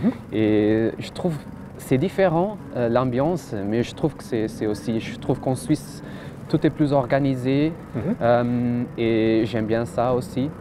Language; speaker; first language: French; non-native, fluent; Portuguese